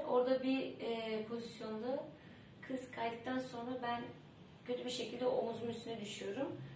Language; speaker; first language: Turkish; early bilingual, heritage; Turkish